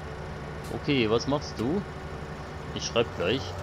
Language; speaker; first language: German; native; German